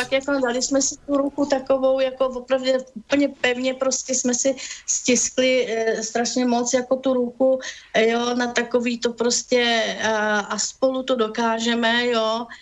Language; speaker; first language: Czech; native; Czech